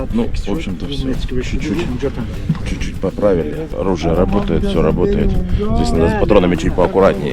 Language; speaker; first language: Russian; native; Russian